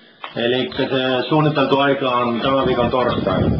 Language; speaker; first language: Finnish; native; Finnish